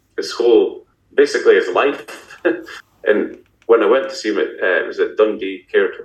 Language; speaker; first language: English; native; English